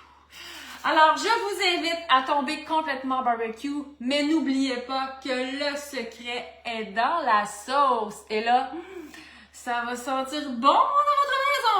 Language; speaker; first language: French; native; French